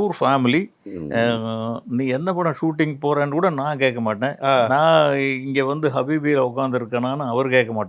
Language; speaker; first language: Tamil; native; Tamil